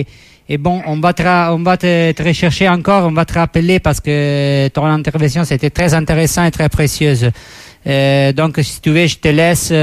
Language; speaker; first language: French; non-native, learner; Italian